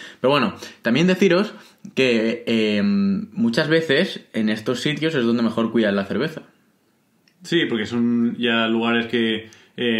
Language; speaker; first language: Spanish; native; Spanish